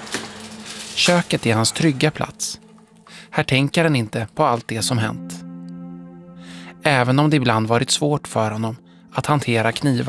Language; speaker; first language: Swedish; native; Swedish